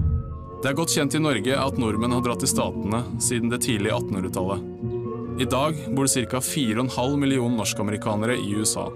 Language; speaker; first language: Norwegian; native; Norwegian